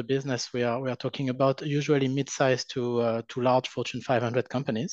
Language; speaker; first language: English; non-native, fluent; French